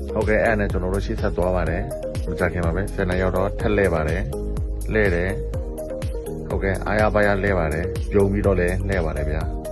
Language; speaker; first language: Burmese; non-native, local second language; Shan